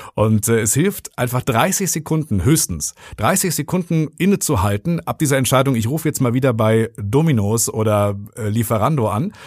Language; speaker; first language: German; native; German